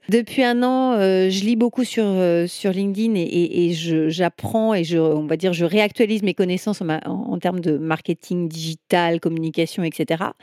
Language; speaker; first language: French; native; French